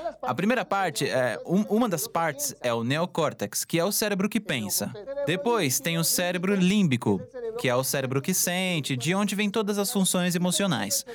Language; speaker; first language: Portuguese; non-native, fluent; Spanish